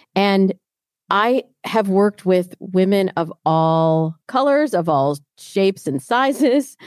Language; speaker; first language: English; native; English